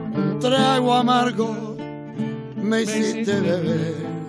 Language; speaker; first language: Spanish; native; Spanish